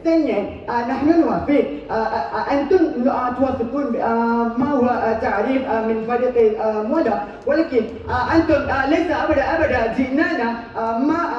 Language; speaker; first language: Arabic; non-native, learner; Malay